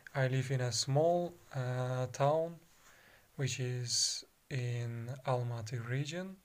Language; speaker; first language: English; non-native, fluent; Kazakh